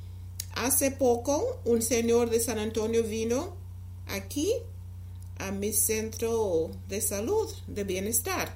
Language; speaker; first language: Spanish; non-native, fluent; English